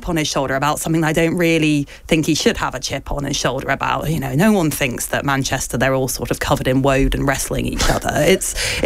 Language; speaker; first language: English; native; English